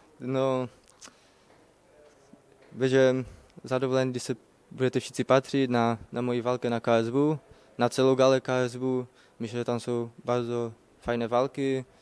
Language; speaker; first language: Polish; non-native, learner; Czech